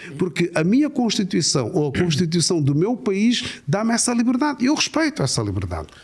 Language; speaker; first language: Portuguese; native; Portuguese